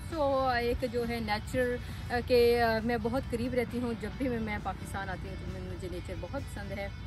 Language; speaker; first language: Urdu; non-native, local second language; Punjabi